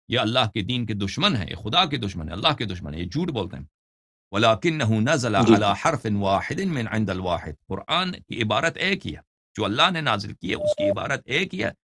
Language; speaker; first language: Urdu; non-native, fluent; Persian